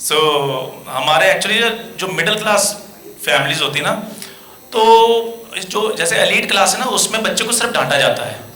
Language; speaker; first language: Hindi; native; Hindi